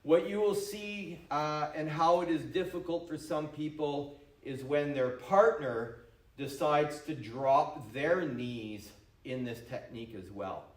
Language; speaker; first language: English; native; English